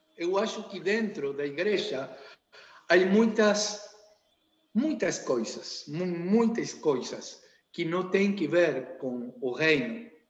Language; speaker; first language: Portuguese; non-native, learner; Spanish